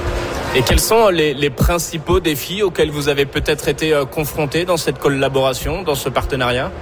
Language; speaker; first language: French; native; French